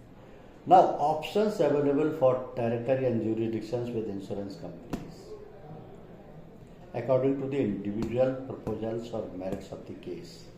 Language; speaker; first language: English; non-native, local second language; Hindi